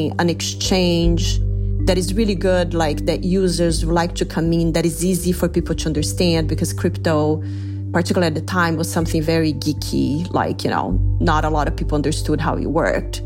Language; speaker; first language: English; non-native, fluent; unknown